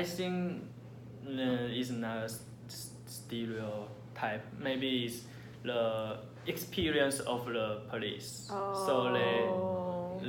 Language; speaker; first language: English; non-native, learner; Chinese